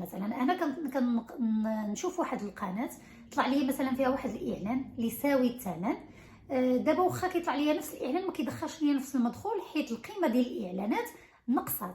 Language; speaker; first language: Arabic; native; Arabic